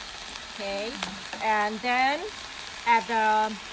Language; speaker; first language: English; non-native, learner; Thai